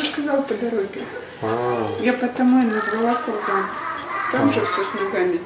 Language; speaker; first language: Russian; native; Russian